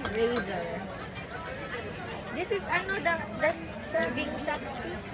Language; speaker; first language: English; non-native, fluent; Filipino